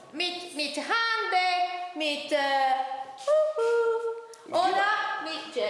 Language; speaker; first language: German; non-native, learner; Italian